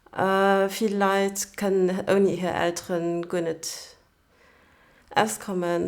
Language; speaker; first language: German; non-native, local second language; Luxembourgish